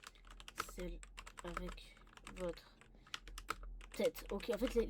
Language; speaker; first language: French; native; French